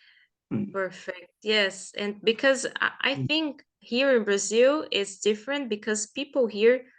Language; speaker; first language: English; non-native, fluent; Portuguese